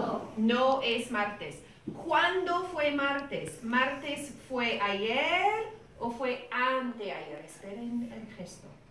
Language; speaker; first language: Spanish; non-native, fluent; English